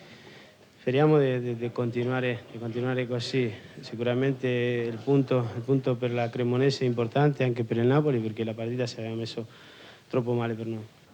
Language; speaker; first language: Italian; non-native, learner; Spanish